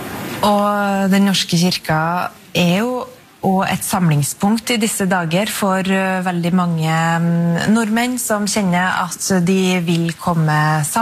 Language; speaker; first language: Norwegian; native; Norwegian